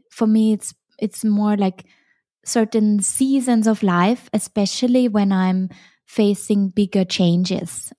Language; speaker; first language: English; non-native, fluent; German